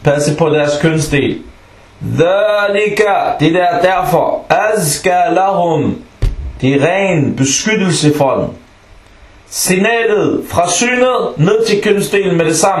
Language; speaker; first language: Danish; non-native, local second language; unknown